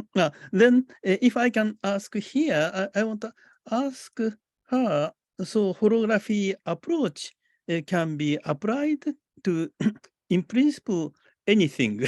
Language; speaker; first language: English; non-native, fluent; Japanese